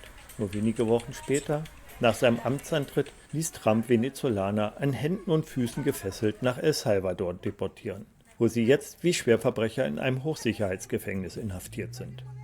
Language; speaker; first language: German; native; German